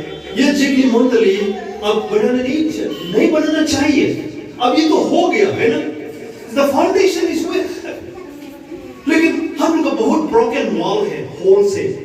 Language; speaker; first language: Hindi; non-native, local second language; Bodo